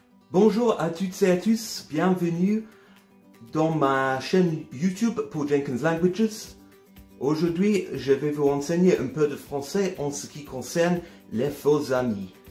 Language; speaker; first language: French; non-native, fluent; English